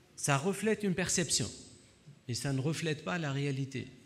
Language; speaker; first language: French; non-native, local second language; Arabic